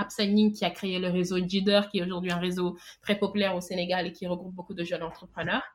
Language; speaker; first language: French; non-native, local second language; Wolof